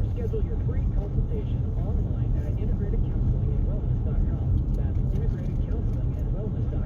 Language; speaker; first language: English; native; English